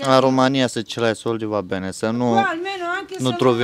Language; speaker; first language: Italian; non-native, learner; Romanian